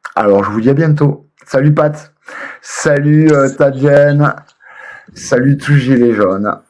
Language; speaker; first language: French; native; French